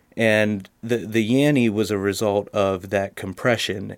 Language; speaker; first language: English; native; English